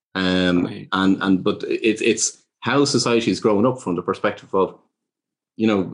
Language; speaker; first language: English; native; English